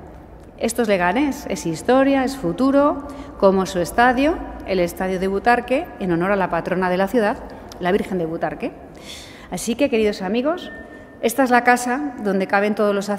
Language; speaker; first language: Spanish; native; Spanish